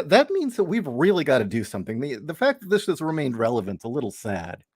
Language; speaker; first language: English; native; English